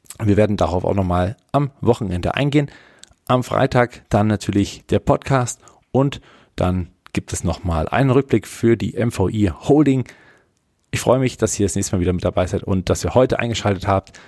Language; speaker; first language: German; native; German